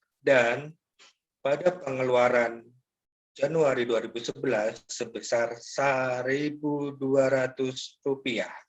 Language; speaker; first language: Indonesian; native; Indonesian